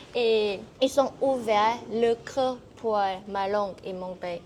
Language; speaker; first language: French; non-native, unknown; Thai